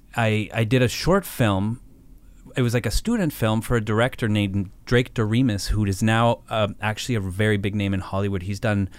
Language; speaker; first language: English; native; English